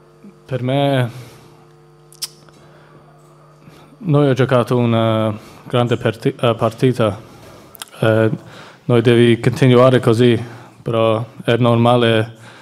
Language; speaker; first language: Italian; non-native, learner; English